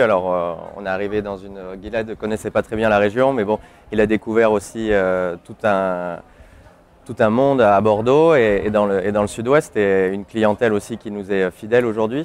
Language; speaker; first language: French; native; French